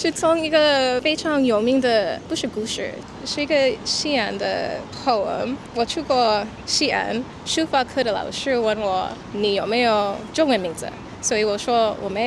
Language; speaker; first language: Chinese; non-native, learner; English